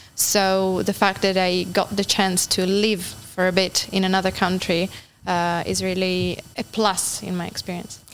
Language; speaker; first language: English; non-native, fluent; Italian